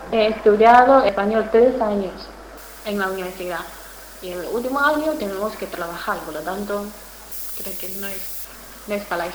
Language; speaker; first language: Spanish; non-native, learner; Chinese